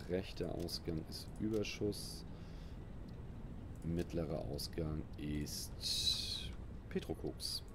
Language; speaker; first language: German; native; German